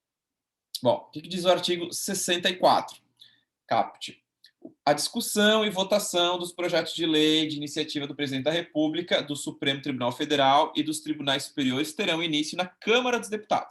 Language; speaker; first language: Portuguese; native; Portuguese